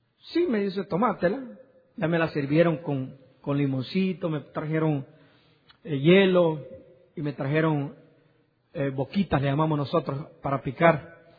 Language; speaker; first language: Spanish; native; Spanish